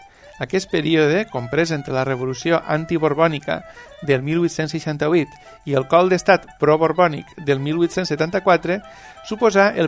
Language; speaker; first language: Catalan; native; Catalan